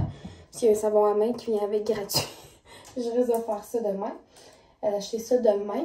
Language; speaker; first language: French; native; French